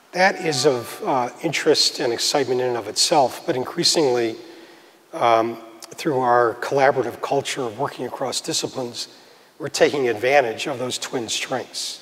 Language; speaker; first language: English; native; English